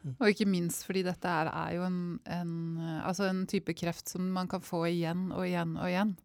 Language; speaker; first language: Norwegian; native; Norwegian